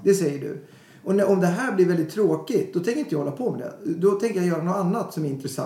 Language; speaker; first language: Swedish; native; Swedish